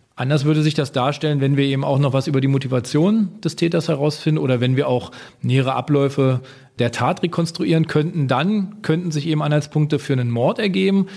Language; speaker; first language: German; native; German